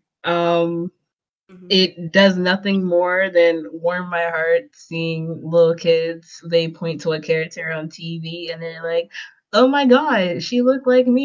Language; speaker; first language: English; native; English